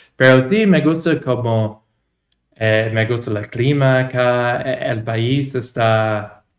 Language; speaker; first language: Spanish; non-native, fluent; English